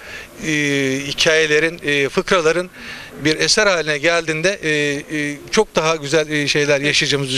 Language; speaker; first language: Turkish; native; Turkish